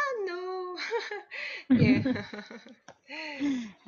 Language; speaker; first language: English; non-native, learner; Korean